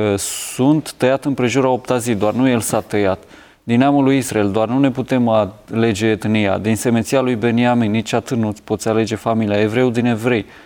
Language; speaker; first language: Romanian; native; Romanian